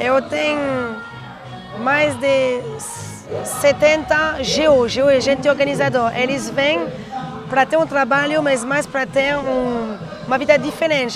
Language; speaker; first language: Portuguese; non-native, fluent; French